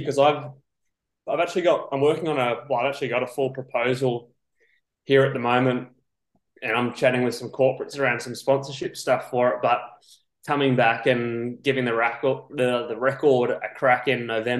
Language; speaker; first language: English; native; English